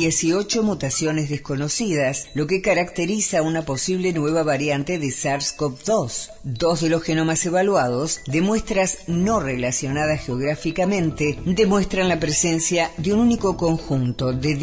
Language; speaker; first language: Spanish; native; Spanish